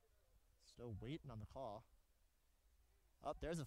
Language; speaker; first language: English; native; English